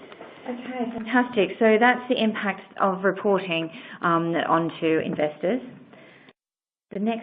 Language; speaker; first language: English; native; English